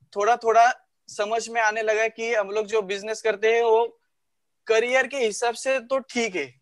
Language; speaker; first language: Hindi; non-native, local second language; Marathi